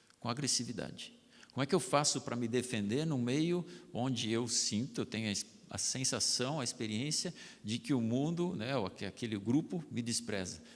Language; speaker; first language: Portuguese; non-native, local second language; German